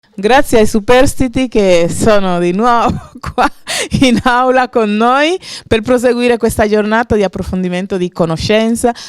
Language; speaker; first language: Italian; non-native, local second language; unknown